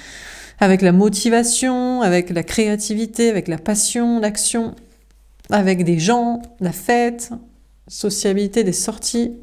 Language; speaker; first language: French; native; French